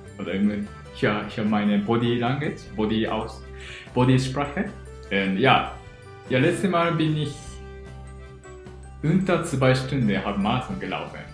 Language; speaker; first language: German; non-native, learner; Japanese